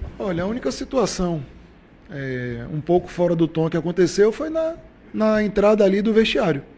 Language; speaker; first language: Portuguese; native; Portuguese